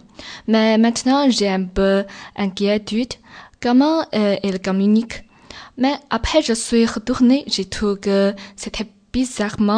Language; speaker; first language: French; non-native, learner; Chinese